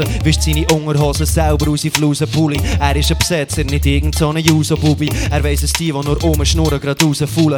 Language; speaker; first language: German; native; German